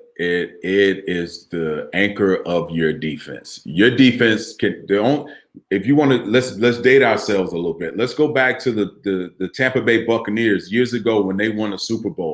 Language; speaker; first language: English; native; English